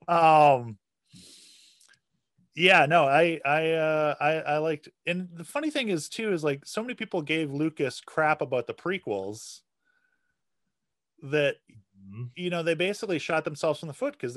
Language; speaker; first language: English; native; English